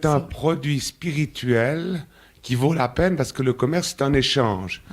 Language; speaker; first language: French; native; French